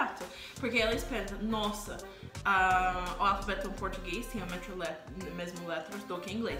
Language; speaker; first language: Portuguese; non-native, fluent; English